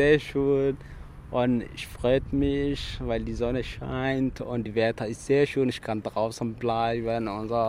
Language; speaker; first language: German; non-native, learner; Somali